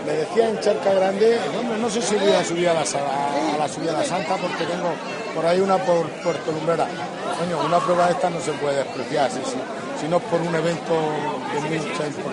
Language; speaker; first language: Spanish; native; Spanish